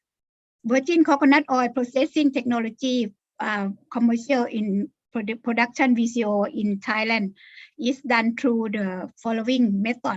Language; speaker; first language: English; non-native, learner; Thai